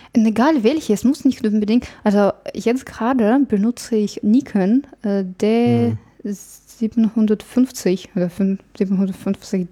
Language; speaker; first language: German; non-native, fluent; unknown